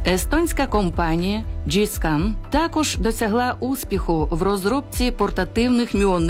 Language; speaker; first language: Ukrainian; native; Ukrainian